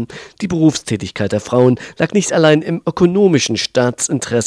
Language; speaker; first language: German; native; German